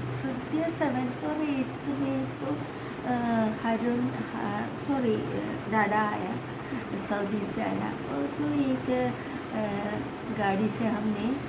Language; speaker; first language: Hindi; non-native, local second language; Malayalam